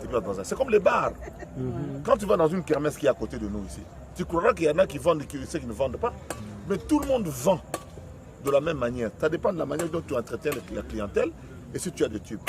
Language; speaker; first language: French; non-native, local second language; Lingala